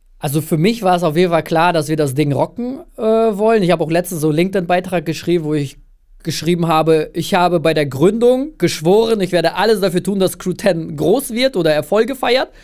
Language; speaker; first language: German; early bilingual, other home language; Russian